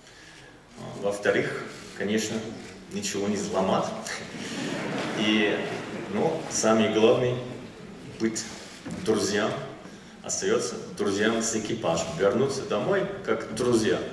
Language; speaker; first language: Russian; non-native, learner; German